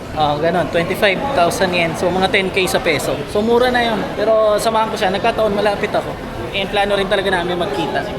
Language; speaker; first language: Filipino; native; Filipino